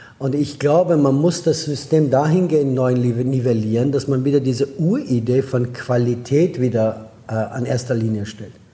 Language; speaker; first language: German; non-native, fluent; Persian